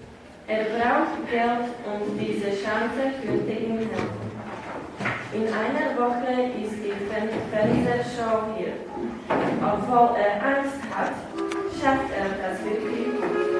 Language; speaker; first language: German; non-native, learner; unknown